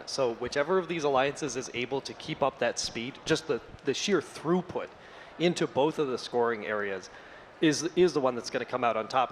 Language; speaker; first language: English; native; English